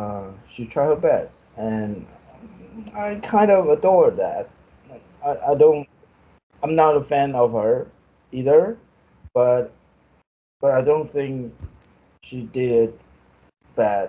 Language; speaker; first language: English; non-native, fluent; Chinese